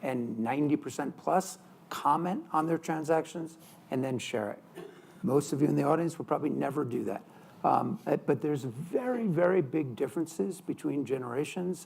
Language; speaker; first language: English; native; English